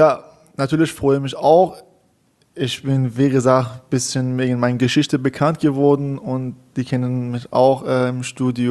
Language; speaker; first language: German; non-native, learner; Persian